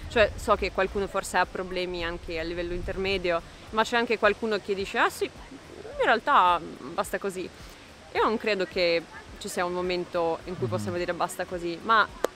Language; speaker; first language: Italian; non-native, fluent; Russian